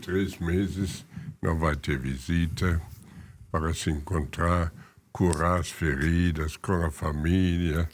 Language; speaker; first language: Portuguese; non-native, fluent; German